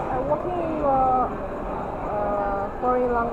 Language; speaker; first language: English; non-native, learner; Chinese